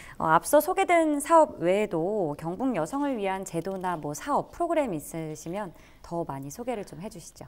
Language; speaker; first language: Korean; native; Korean